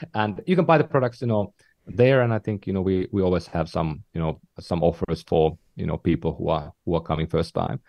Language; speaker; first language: English; non-native, fluent; Finnish